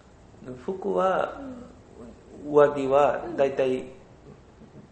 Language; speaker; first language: Japanese; non-native, learner; Bangla